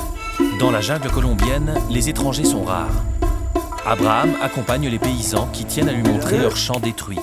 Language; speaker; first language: French; native; French